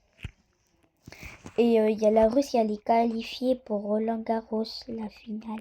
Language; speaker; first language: French; native; French